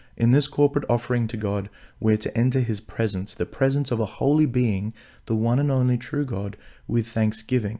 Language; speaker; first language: English; non-native, local second language; Afrikaans